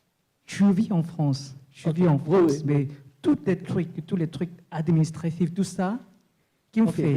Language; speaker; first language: French; non-native, fluent; Korean